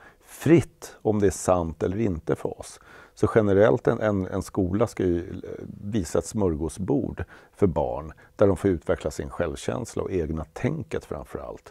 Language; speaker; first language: Swedish; native; Swedish